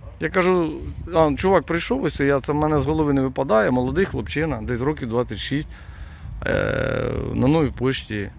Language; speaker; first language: Ukrainian; non-native, local second language; Russian